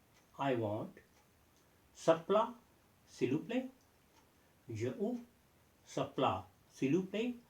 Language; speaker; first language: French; non-native, learner; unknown